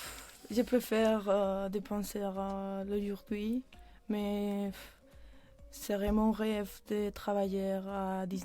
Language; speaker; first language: French; non-native, learner; Spanish